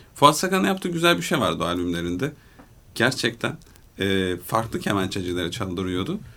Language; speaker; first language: Turkish; native; Turkish